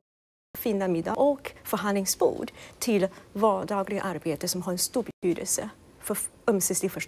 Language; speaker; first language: Swedish; non-native, fluent; Chinese